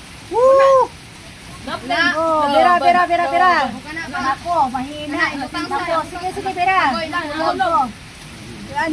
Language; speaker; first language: Filipino; non-native, local second language; Cebuano